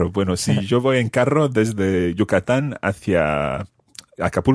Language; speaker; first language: Spanish; non-native, fluent; English